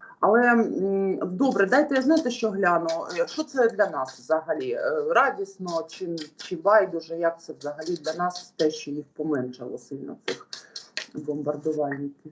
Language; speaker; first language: Ukrainian; native; Ukrainian